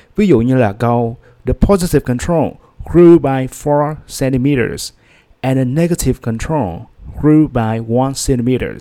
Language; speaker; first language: English; non-native, fluent; Vietnamese